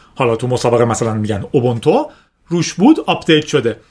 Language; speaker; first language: Persian; native; Persian